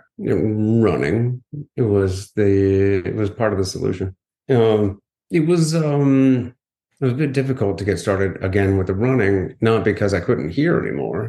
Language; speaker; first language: English; native; English